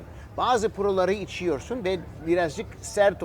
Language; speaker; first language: Turkish; early bilingual, heritage; Turkish